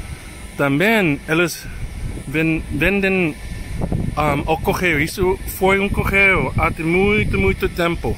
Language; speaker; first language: Portuguese; non-native, learner; English